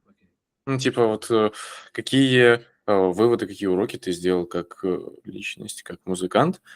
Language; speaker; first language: Russian; native; Russian